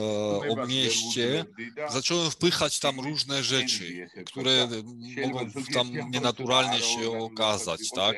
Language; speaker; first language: Polish; non-native, fluent; Georgian